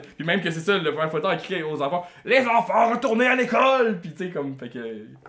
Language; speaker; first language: French; native; French